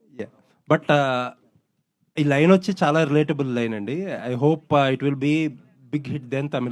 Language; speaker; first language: Telugu; native; Telugu